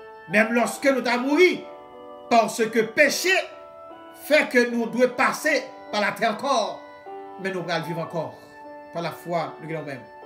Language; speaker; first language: French; native; French